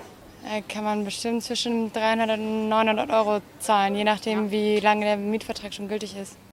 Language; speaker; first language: German; native; German